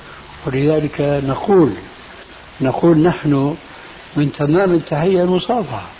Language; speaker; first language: Arabic; native; Arabic